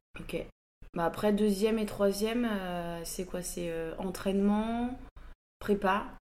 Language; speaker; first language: French; native; French